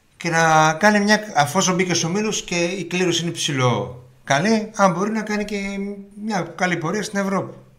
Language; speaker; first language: Greek; early bilingual, heritage; Greek